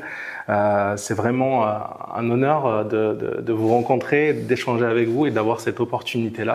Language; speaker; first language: French; native; French